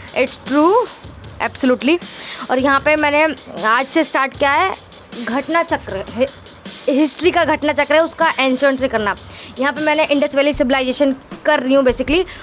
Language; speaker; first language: Hindi; native; Hindi